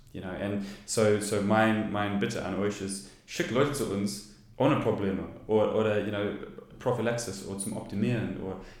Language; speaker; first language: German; non-native, learner; English